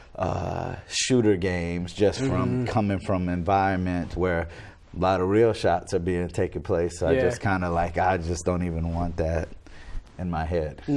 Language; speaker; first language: English; native; English